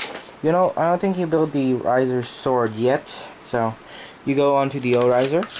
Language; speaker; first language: English; native; English